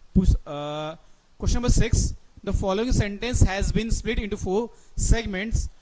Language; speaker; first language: Hindi; non-native, local second language; Marathi